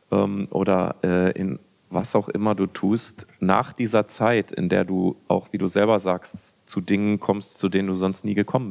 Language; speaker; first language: German; native; German